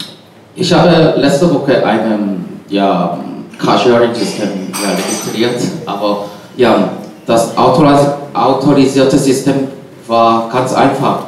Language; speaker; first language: German; non-native, learner; Korean